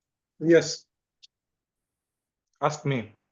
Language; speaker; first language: English; non-native, learner; Hindi